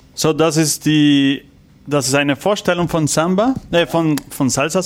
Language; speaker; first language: German; non-native, learner; Spanish